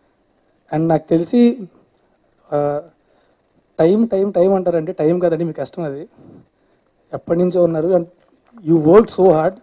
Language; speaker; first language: Telugu; native; Telugu